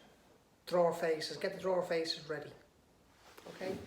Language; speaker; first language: English; native; English